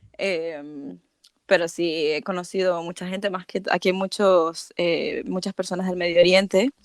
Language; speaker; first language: Spanish; native; Spanish